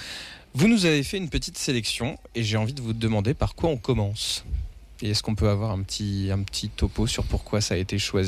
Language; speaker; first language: French; native; French